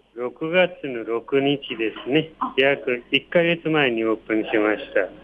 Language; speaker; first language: Japanese; non-native, fluent; Nepali